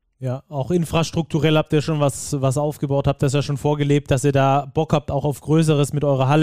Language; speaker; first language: German; native; German